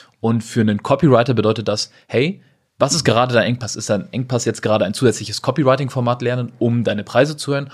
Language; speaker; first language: German; native; German